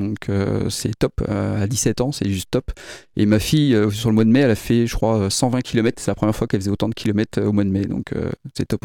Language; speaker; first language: French; native; French